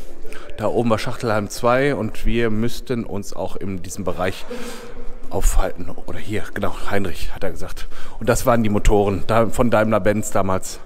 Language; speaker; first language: German; native; German